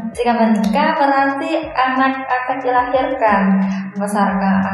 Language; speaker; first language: Indonesian; non-native, fluent; Chinese